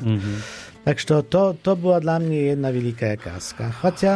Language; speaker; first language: Polish; non-native, fluent; Ukrainian